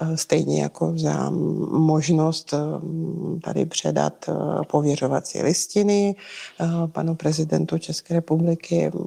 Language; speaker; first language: Czech; non-native, fluent; Russian